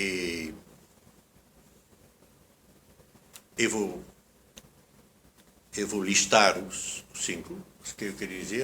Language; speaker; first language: Portuguese; non-native, fluent; Dutch